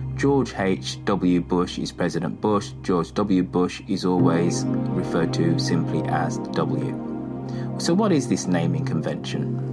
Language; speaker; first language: English; native; English